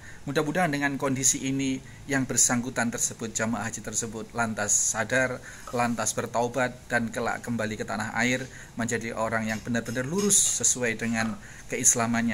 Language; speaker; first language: Indonesian; native; Indonesian